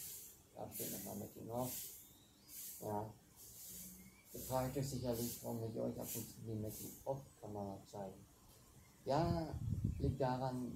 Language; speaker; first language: German; native; German